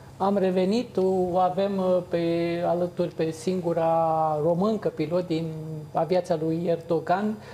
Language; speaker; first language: Romanian; native; Romanian